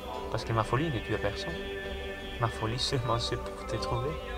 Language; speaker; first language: French; non-native, learner; Spanish